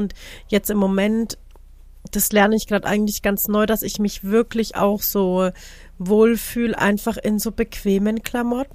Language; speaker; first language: German; native; German